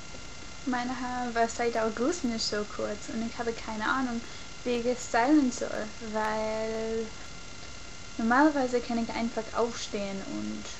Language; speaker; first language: German; non-native, learner; English